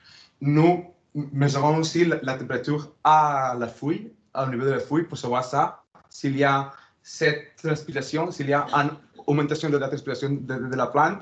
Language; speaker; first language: French; non-native, fluent; Spanish